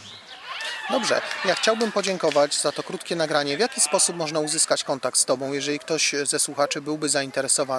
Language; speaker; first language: Polish; native; Polish